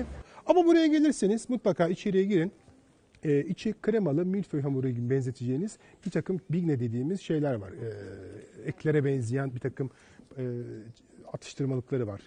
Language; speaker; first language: Turkish; native; Turkish